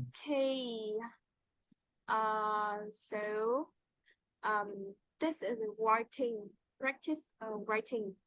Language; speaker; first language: English; non-native, fluent; Vietnamese